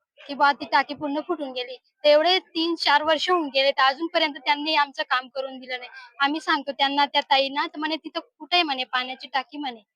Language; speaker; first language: Marathi; non-native, local second language; Bhili